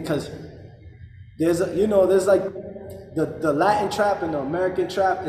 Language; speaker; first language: English; early bilingual, other home language; Spanish